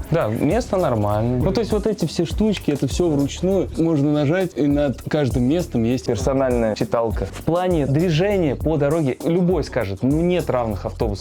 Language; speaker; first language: Russian; native; Russian